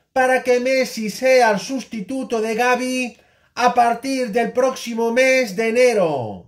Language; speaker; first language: Spanish; native; Spanish